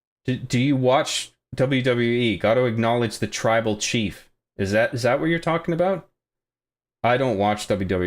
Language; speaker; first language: English; native; English